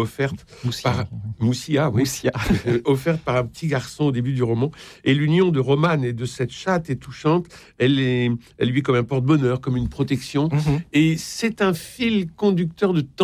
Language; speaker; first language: French; native; French